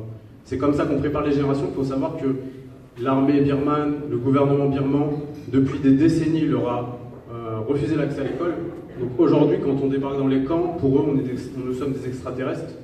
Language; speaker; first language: French; native; French